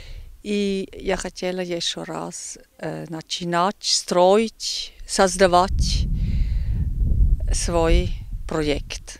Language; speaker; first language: Ukrainian; non-native, learner; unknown